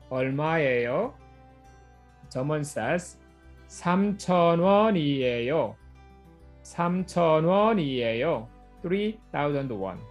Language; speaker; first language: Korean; non-native, fluent; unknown